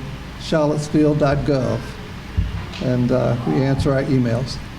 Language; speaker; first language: English; native; English